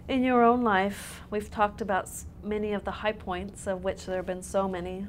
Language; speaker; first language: English; native; English